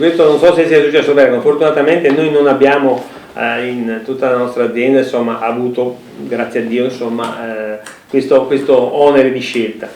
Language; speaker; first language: Italian; native; Italian